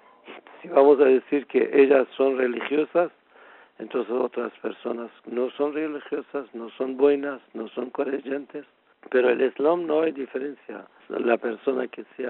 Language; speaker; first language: Spanish; non-native, fluent; Persian